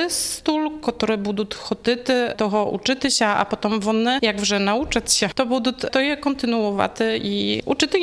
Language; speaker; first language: Polish; non-native, local second language; Ukrainian